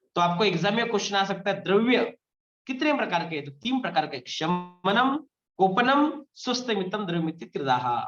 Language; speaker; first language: Hindi; non-native, local second language; Marathi